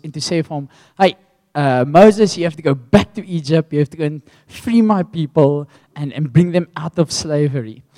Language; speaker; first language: English; non-native, local second language; Afrikaans